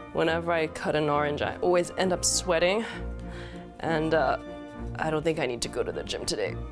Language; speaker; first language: English; early bilingual, other home language; Chinese